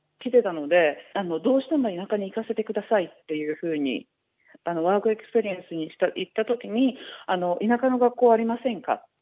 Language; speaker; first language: Japanese; native; Japanese